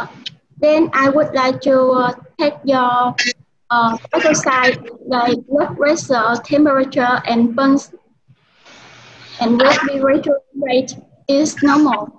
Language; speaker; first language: English; non-native, learner; Vietnamese